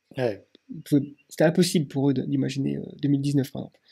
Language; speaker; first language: French; native; French